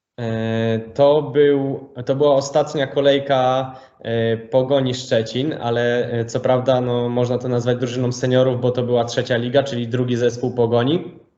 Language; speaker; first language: Polish; native; Polish